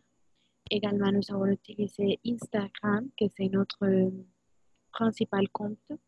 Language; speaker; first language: French; non-native, learner; Spanish